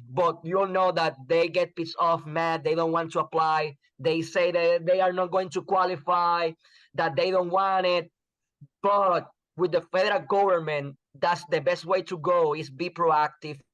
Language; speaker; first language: English; non-native, fluent; Spanish